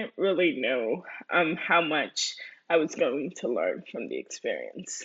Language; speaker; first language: English; early bilingual, other home language; Spanish